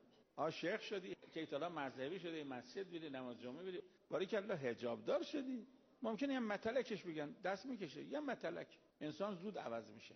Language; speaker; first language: Persian; native; Persian